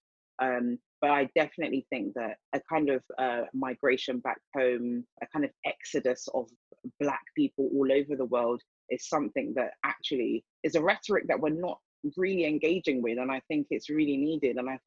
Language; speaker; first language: English; native; English